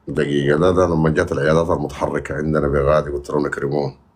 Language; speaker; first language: Arabic; native; Arabic